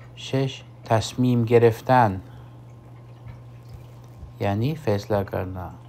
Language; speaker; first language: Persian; non-native, fluent; Urdu